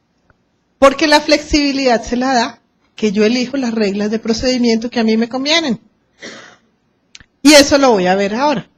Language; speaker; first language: Spanish; native; Spanish